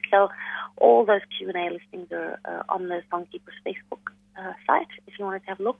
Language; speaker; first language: English; non-native, local second language; Hindi